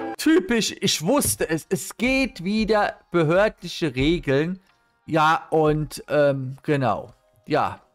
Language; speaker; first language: German; native; German